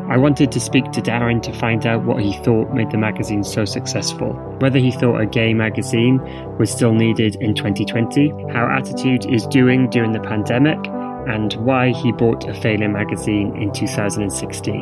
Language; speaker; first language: English; native; English